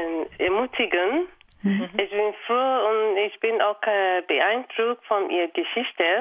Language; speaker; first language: German; non-native, fluent; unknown